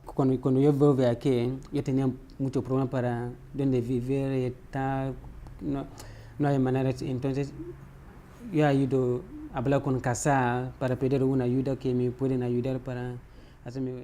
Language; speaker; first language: Spanish; non-native, learner; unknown